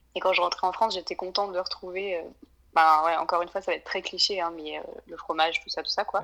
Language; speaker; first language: French; native; French